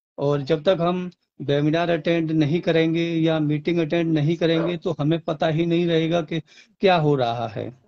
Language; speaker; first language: Hindi; native; Hindi